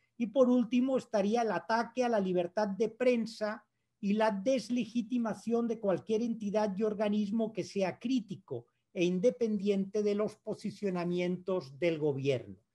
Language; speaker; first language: Spanish; native; Spanish